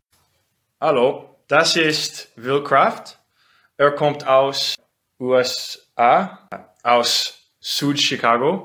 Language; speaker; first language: German; non-native, learner; English